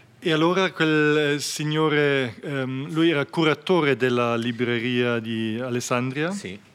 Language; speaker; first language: Italian; non-native, fluent; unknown